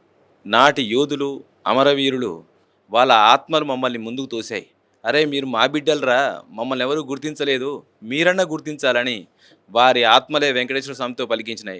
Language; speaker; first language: Telugu; native; Telugu